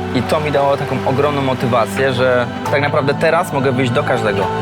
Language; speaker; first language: Polish; native; Polish